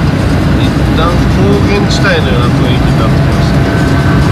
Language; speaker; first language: Japanese; native; Japanese